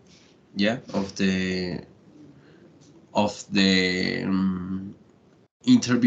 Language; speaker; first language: English; non-native, learner; Spanish